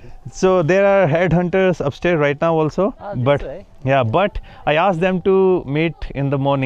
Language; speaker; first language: English; non-native, local second language; Hindi